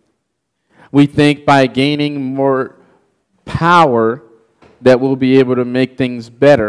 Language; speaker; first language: English; non-native, fluent; Haitian Creole